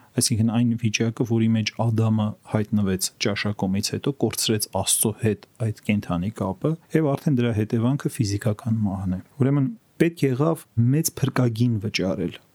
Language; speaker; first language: Armenian; native; Armenian